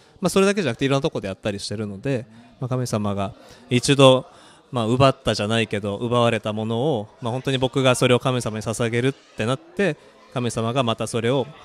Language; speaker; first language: Japanese; early bilingual, other home language; Korean